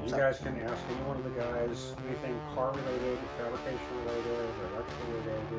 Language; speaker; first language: English; native; English